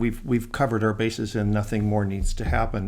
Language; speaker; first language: English; native; English